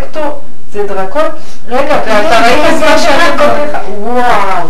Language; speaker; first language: Hebrew; native; Hebrew